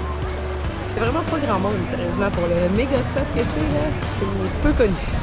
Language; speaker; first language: French; native; French